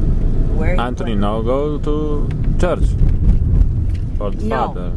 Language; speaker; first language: English; non-native, learner; Romanian